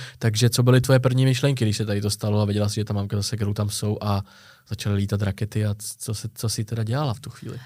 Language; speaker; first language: Czech; native; Czech